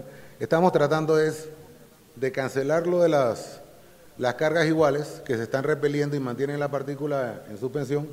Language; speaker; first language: Spanish; native; Spanish